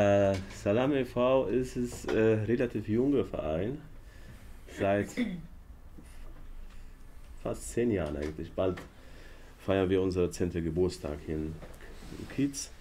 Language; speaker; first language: German; non-native, learner; Arabic